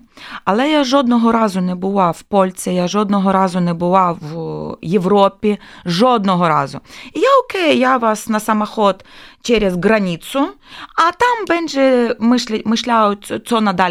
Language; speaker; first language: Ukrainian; non-native, local second language; Russian